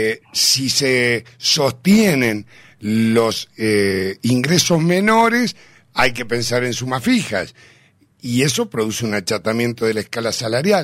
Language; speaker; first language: Spanish; native; Spanish